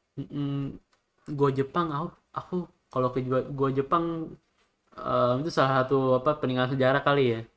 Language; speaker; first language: Indonesian; native; Indonesian